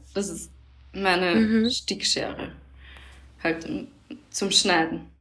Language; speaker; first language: German; native; German